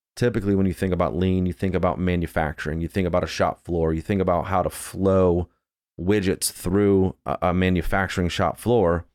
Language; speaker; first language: English; native; English